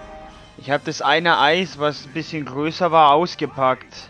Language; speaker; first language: German; native; German